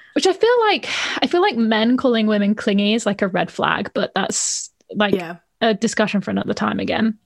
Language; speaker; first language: English; native; English